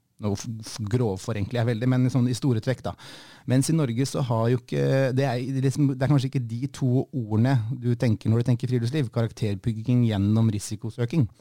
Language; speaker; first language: Norwegian; native; Norwegian